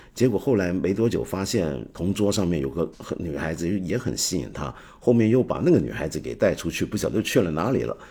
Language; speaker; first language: Chinese; non-native, fluent; Cantonese